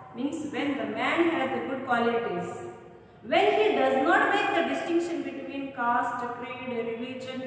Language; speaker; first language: English; non-native, local second language; Kannada